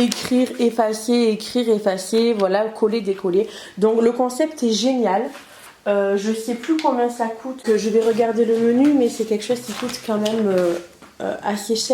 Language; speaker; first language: French; native; French